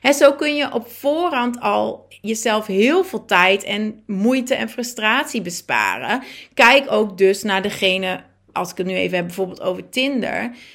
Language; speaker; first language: Dutch; native; Dutch